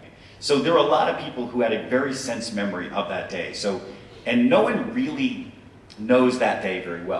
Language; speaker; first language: English; native; English